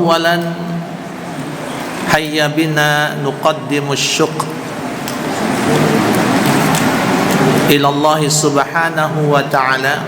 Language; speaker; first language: Arabic; non-native, fluent; Indonesian